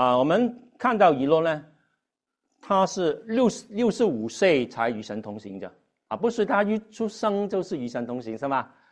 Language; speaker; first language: Chinese; non-native, local second language; Cantonese